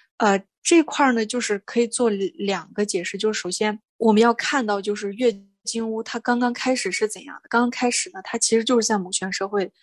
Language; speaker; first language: Chinese; non-native, local second language; Mongolian